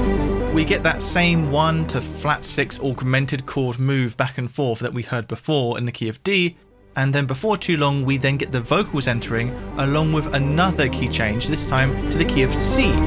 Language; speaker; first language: English; native; English